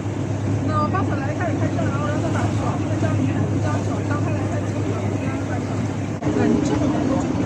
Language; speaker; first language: Chinese; native; Chinese